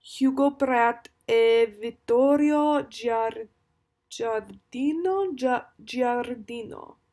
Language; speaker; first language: Italian; non-native, learner; English